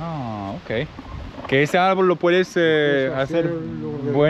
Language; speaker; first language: Spanish; non-native, learner; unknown